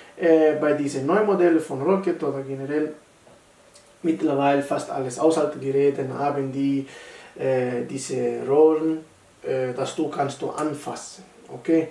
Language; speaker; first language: German; non-native, learner; Italian